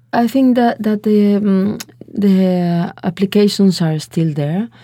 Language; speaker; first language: English; non-native, fluent; Spanish